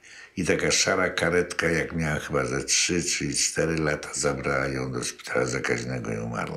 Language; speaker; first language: Polish; non-native, local second language; Russian